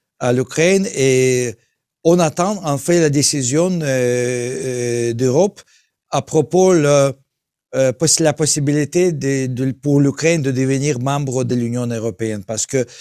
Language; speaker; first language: French; non-native, learner; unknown